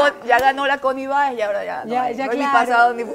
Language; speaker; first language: Spanish; native; Spanish